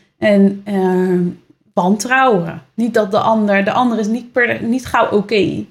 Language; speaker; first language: Dutch; native; Dutch